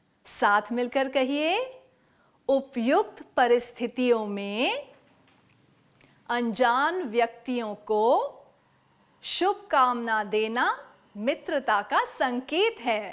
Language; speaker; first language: Hindi; native; Hindi